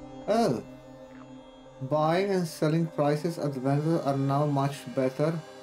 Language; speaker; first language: English; non-native, fluent; Romanian